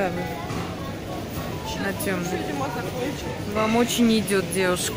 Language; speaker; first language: Russian; native; Russian